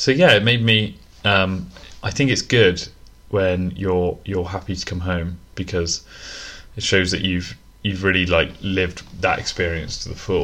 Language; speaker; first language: English; native; English